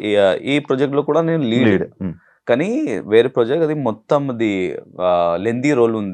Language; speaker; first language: Telugu; non-native, local second language; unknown